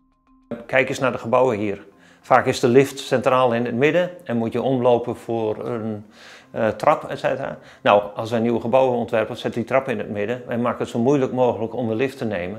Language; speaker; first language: Dutch; native; Dutch